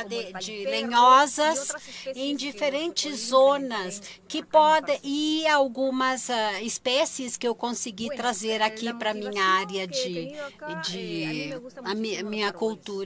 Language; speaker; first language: Portuguese; early bilingual, heritage; Spanish